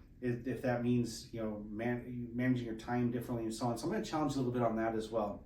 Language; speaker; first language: English; native; English